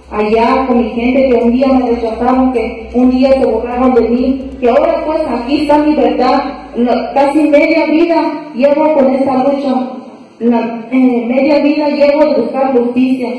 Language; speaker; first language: Spanish; non-native, fluent; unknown